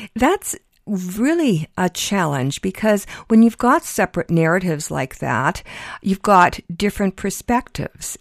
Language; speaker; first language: English; early bilingual, other home language; Ukrainian